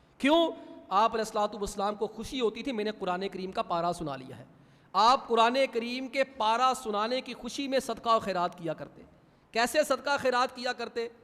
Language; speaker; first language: Urdu; non-native, local second language; Punjabi